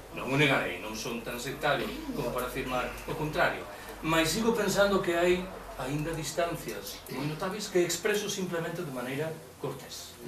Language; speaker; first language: Galician; non-native, local second language; Spanish